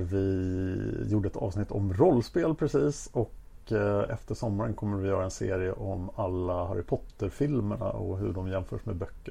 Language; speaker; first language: Swedish; native; Swedish